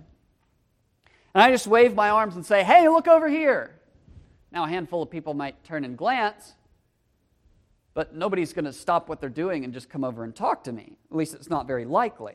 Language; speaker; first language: English; native; English